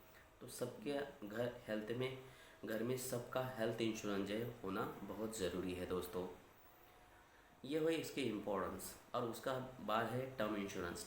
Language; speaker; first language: Hindi; non-native, local second language; Marathi